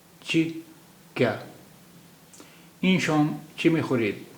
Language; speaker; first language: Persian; non-native, fluent; Urdu